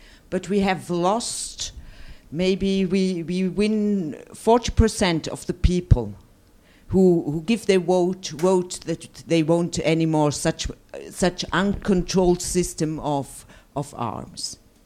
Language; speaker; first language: English; non-native, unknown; German